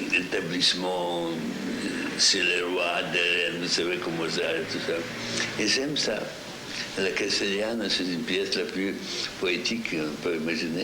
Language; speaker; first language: French; non-native, fluent; Russian